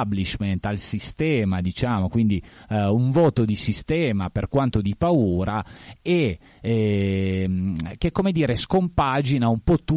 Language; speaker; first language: Italian; native; Italian